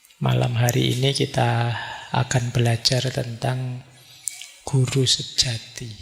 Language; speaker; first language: Indonesian; native; Indonesian